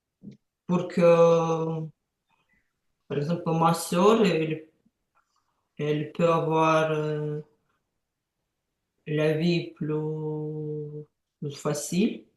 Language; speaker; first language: French; non-native, learner; Ukrainian